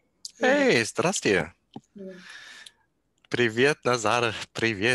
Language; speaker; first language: Russian; non-native, learner; German